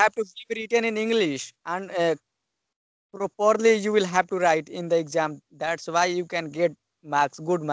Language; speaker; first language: English; non-native, learner; Hindi